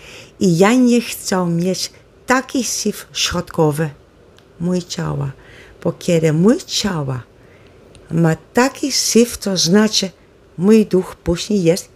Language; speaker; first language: Polish; non-native, learner; Dutch